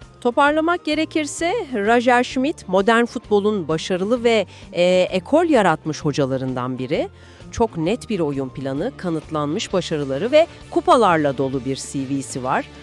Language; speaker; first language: Turkish; native; Turkish